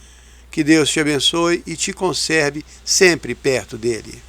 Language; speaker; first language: Portuguese; native; Portuguese